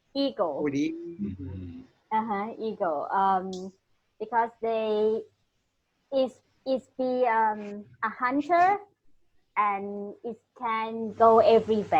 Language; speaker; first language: English; non-native, learner; Thai